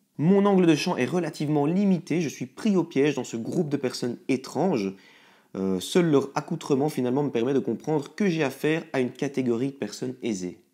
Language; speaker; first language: French; native; French